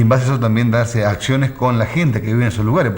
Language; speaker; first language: Spanish; native; Spanish